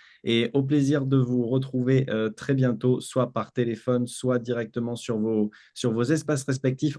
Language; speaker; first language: French; native; French